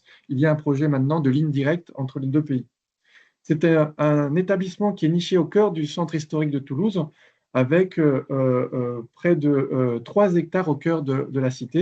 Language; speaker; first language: French; native; French